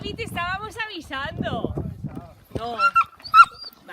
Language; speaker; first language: Spanish; native; Spanish